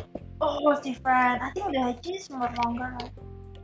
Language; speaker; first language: English; non-native, learner; Javanese